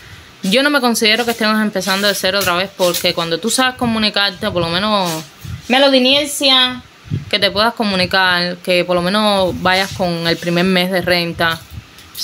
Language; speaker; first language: Spanish; native; Spanish